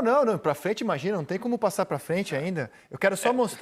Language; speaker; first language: Portuguese; native; Portuguese